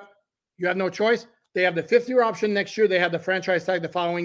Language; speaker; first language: English; native; English